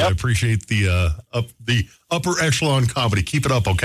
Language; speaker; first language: English; native; English